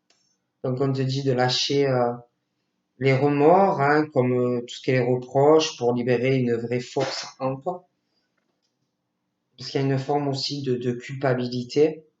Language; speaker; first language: French; native; French